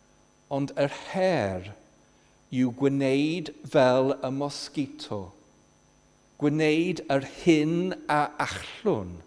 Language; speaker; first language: Welsh; non-native, fluent; English